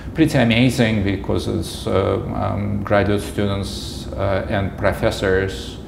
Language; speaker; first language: English; non-native, fluent; Russian